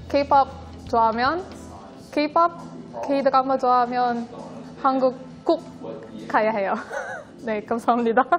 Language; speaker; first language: Korean; non-native, learner; Filipino